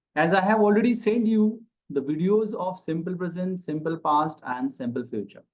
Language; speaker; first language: English; non-native, local second language; Marathi